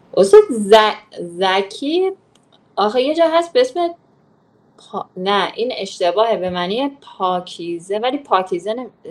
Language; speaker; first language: Persian; native; Persian